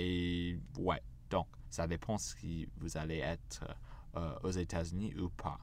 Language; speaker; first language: French; non-native, fluent; English